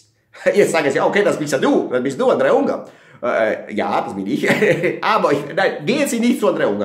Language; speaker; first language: German; non-native, fluent; Italian